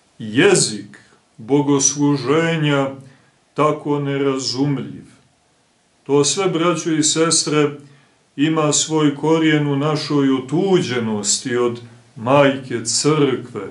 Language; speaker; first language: Serbian; native; Serbian